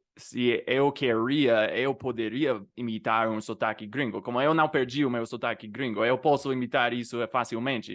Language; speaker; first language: Portuguese; non-native, fluent; English